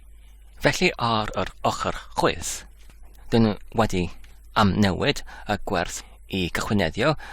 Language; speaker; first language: Welsh; non-native, learner; English